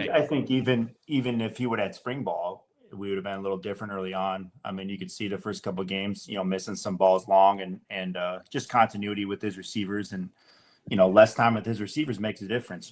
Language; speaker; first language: English; native; English